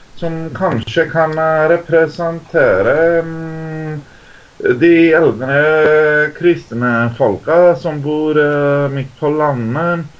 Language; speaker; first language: Norwegian; non-native, fluent; Greek